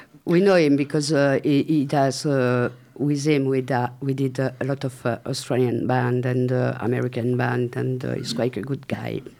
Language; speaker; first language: English; non-native, learner; French